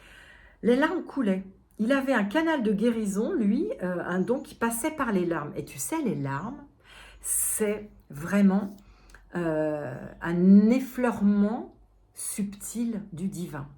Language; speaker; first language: French; native; French